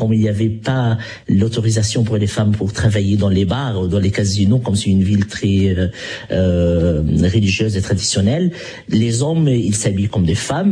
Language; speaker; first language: French; non-native, local second language; Arabic